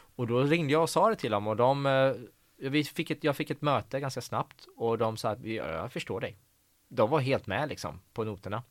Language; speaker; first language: Swedish; early bilingual, other home language; Persian